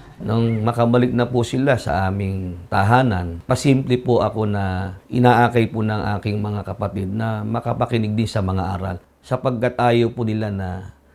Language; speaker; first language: Filipino; native; Filipino